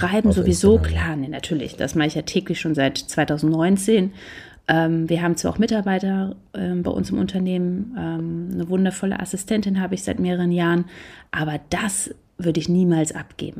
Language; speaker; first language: German; native; German